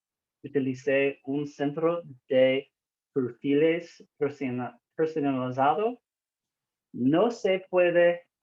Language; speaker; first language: Spanish; non-native, learner; English